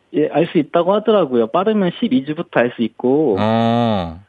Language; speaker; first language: Korean; native; Korean